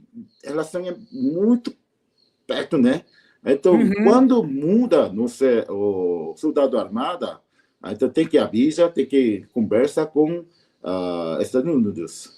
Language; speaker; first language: Portuguese; non-native, learner; Korean